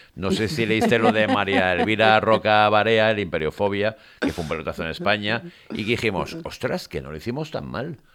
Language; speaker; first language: Spanish; native; Spanish